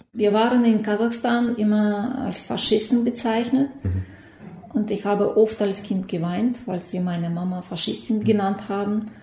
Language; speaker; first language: German; non-native, fluent; Russian